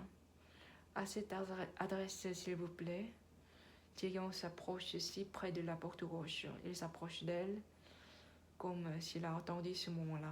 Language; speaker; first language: French; non-native, learner; Korean